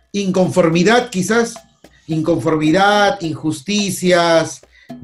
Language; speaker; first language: Spanish; native; Spanish